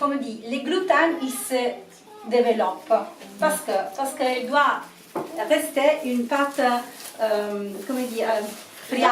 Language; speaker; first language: French; non-native, learner; Italian